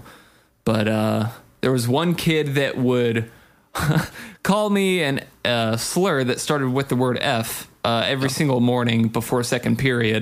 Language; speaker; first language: English; native; English